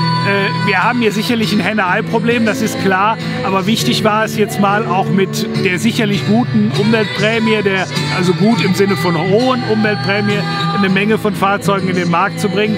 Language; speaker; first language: German; native; German